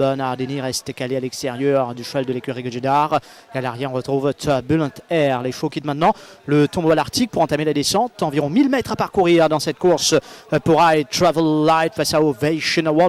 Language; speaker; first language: French; non-native, local second language; Morisyen